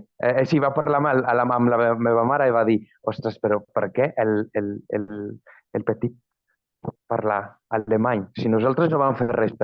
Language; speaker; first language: Catalan; non-native, fluent; Spanish